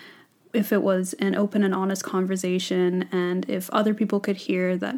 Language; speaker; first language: English; non-native, local second language; Cantonese